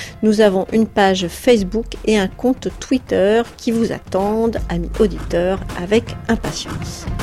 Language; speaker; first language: French; native; French